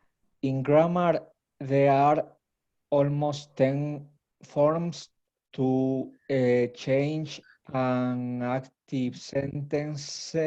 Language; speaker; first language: English; non-native, learner; Spanish